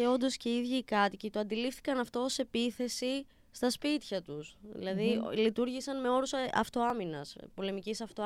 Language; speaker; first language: Greek; native; Greek